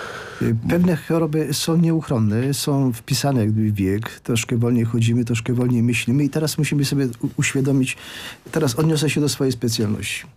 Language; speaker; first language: Polish; native; Polish